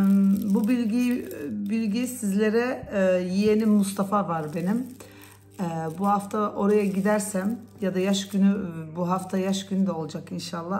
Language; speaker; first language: Turkish; early bilingual, heritage; Turkish